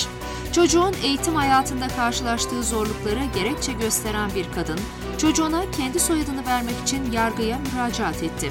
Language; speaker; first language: Turkish; native; Turkish